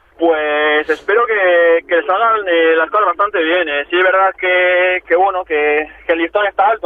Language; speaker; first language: Spanish; native; Spanish